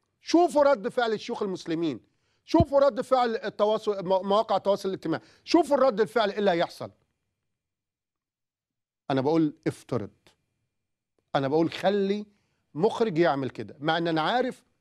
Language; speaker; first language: Arabic; native; Arabic